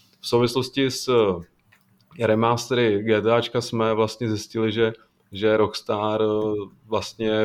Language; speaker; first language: Czech; native; Czech